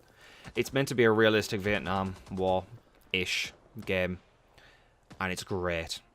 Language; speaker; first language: English; native; English